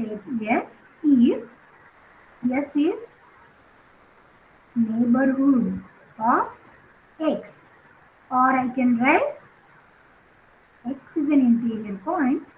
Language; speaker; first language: English; non-native, local second language; Marathi